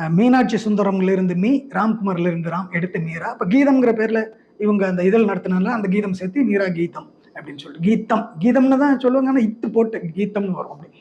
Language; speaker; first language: Tamil; non-native, local second language; Malayalam